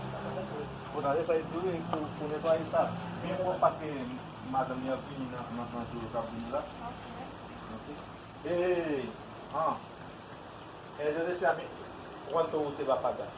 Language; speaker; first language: Portuguese; non-native, learner; Spanish